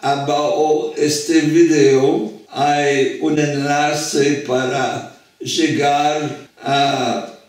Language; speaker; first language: Spanish; non-native, fluent; French